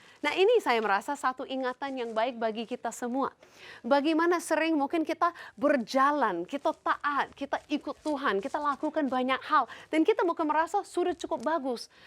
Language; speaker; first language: Indonesian; non-native, fluent; English